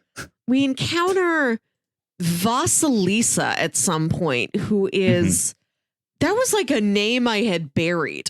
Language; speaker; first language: English; native; English